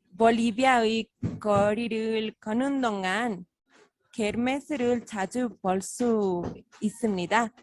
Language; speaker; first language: Korean; non-native, fluent; Spanish